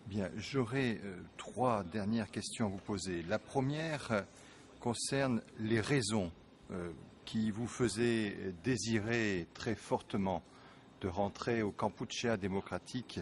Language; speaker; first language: French; native; French